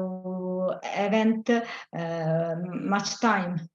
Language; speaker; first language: English; non-native, learner; Italian